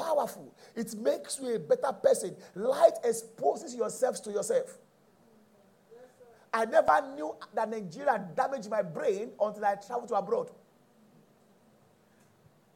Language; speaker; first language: English; non-native, local second language; Yoruba